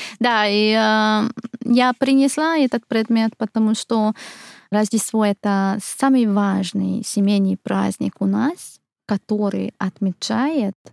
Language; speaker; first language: Russian; non-native, fluent; Hungarian